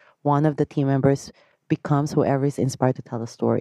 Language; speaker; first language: English; non-native, local second language; Filipino